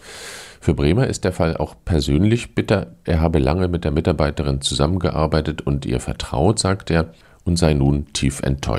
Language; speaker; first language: German; native; German